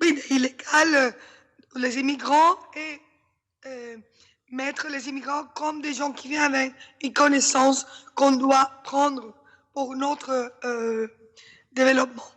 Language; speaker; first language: French; non-native, fluent; Spanish